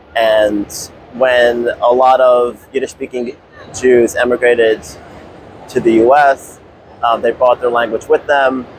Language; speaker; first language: English; native; English